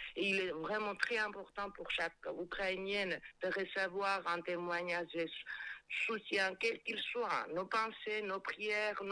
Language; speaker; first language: French; non-native, fluent; Georgian